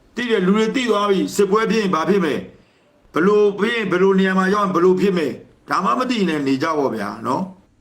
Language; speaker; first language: Burmese; native; Burmese